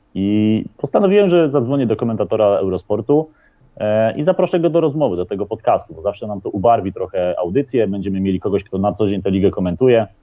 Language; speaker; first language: Polish; native; Polish